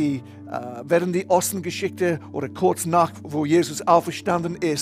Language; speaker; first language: German; non-native, fluent; English